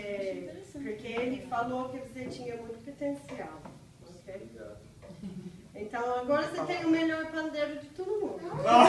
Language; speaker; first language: Portuguese; non-native, learner; English